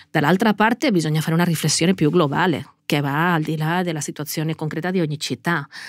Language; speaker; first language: Italian; non-native, fluent; Catalan